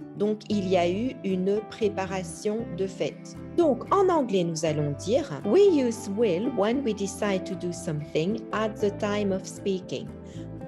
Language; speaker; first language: French; native; French